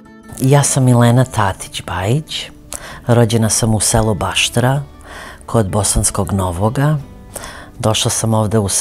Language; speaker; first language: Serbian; early bilingual, other home language; Croatian